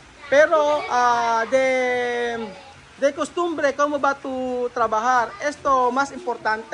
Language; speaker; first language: Spanish; non-native, learner; Filipino